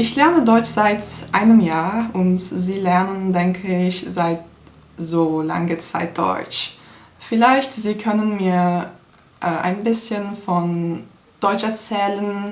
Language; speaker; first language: German; non-native, learner; Turkish